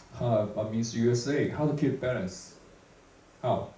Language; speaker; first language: English; non-native, fluent; Chinese